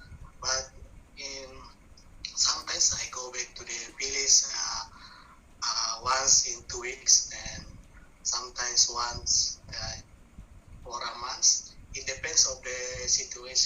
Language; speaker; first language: English; non-native, learner; Buginese